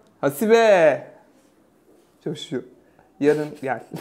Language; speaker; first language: Turkish; native; Turkish